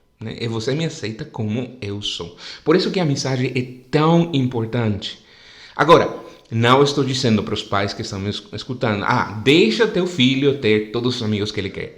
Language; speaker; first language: Portuguese; non-native, fluent; Spanish